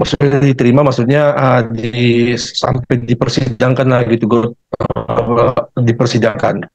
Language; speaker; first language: Indonesian; native; Indonesian